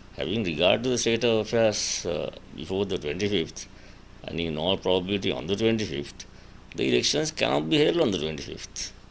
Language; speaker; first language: English; non-native, local second language; Sinhala